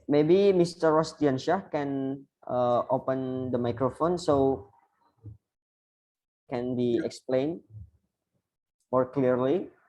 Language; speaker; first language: English; non-native, learner; Indonesian